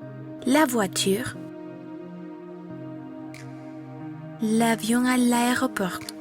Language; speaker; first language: French; non-native, fluent; Spanish